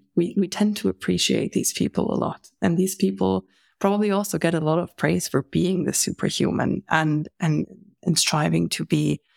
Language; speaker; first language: English; non-native, fluent; German